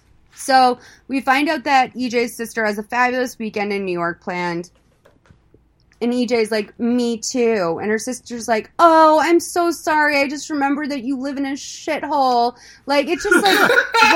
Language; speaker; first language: English; native; English